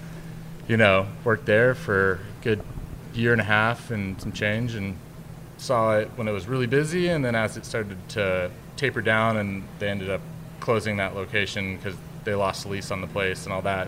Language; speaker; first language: English; native; English